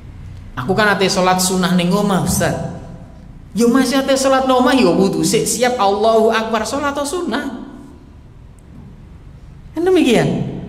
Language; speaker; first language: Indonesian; non-native, local second language; Javanese